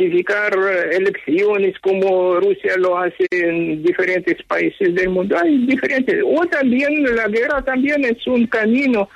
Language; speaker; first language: Spanish; non-native, fluent; Ukrainian